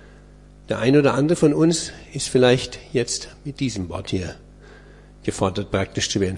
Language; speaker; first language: German; native; German